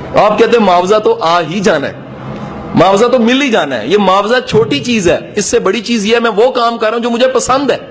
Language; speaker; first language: Urdu; non-native, local second language; Punjabi